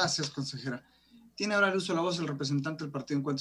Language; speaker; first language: Spanish; native; Spanish